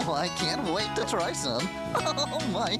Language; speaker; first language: English; native; English